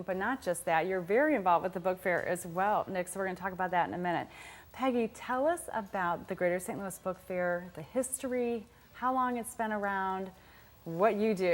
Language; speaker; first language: English; native; English